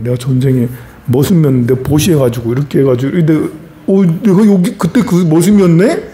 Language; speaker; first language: Korean; native; Korean